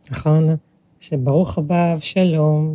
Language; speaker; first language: Hebrew; native; Hebrew